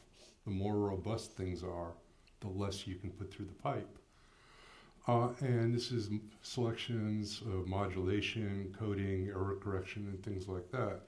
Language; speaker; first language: English; native; English